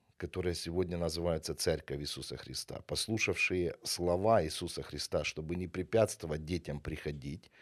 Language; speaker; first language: Russian; non-native, local second language; Ukrainian